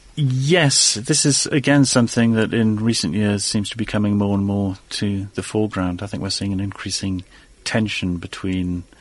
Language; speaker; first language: English; native; English